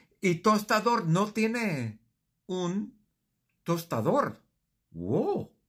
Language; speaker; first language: Spanish; non-native, fluent; English